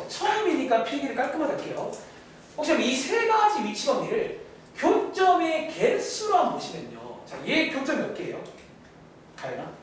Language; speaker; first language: Korean; native; Korean